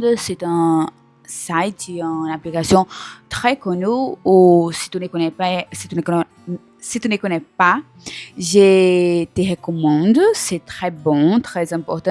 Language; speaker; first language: French; non-native, learner; Portuguese